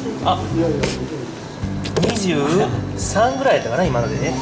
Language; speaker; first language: Japanese; native; Japanese